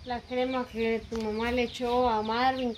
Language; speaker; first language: Spanish; native; Spanish